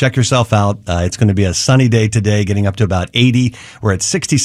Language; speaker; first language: English; native; English